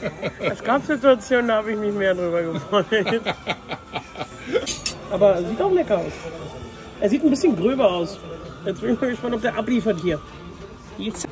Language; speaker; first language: German; native; German